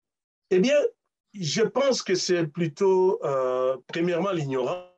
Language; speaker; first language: French; non-native, local second language; Luba-Lulua